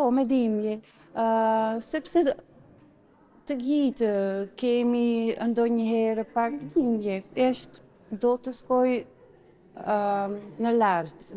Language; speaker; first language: Albanian; non-native, learner; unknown